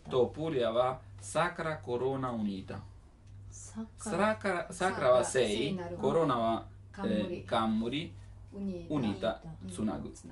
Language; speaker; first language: Japanese; non-native, learner; Italian